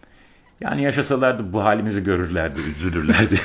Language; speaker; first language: Turkish; native; Turkish